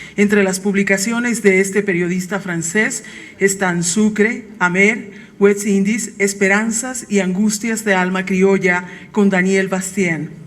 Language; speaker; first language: Spanish; native; Spanish